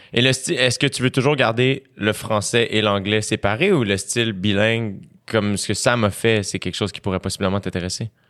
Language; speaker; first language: French; native; French